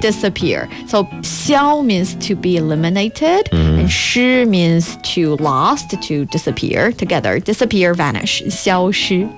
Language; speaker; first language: English; non-native, fluent; Chinese